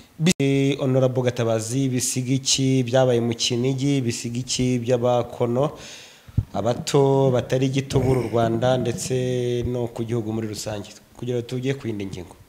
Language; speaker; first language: Kinyarwanda; native; Kinyarwanda